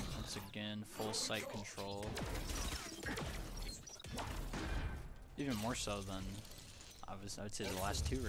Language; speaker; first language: English; native; English